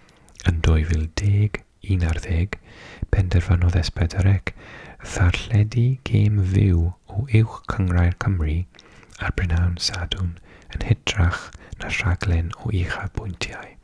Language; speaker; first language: Welsh; non-native, fluent; English